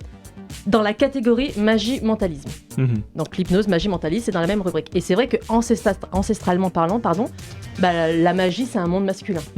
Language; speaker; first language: French; native; French